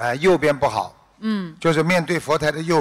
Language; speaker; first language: Chinese; native; Chinese